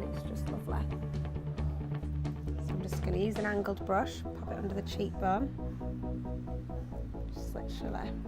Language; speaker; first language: English; native; English